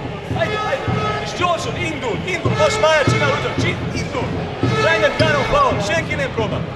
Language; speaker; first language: Hungarian; non-native, learner; Serbian